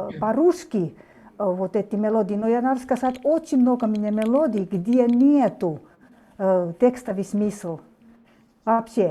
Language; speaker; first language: Russian; non-native, fluent; Finnish